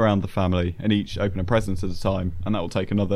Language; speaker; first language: English; native; English